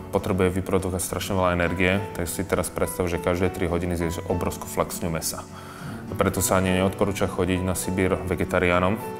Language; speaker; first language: Slovak; early bilingual, other home language; Czech